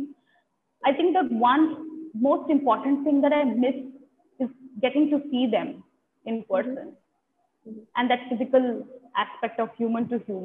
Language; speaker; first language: English; non-native, local second language; Tamil